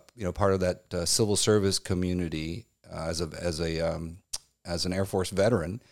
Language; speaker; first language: English; native; English